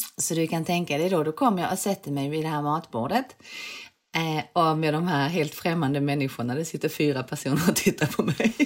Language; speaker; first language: Swedish; early bilingual, other home language; Korean